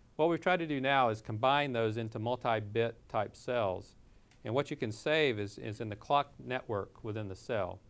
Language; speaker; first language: English; native; English